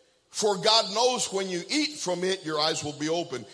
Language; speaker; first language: English; early bilingual, other home language; Spanish